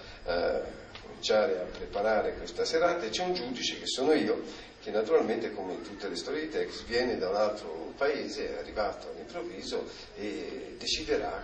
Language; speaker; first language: Italian; native; Italian